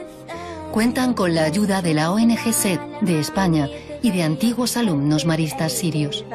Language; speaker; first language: Spanish; native; Spanish